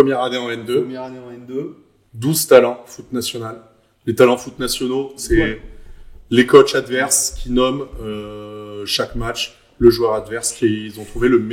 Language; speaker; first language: French; native; French